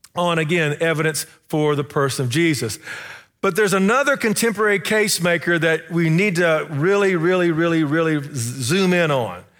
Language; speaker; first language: English; native; English